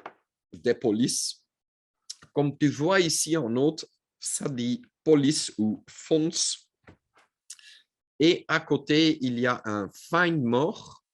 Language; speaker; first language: French; non-native, local second language; Dutch